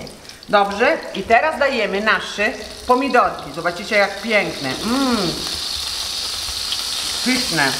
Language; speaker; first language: Polish; non-native, learner; Italian